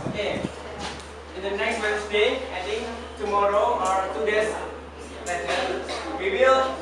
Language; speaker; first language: English; non-native, learner; Indonesian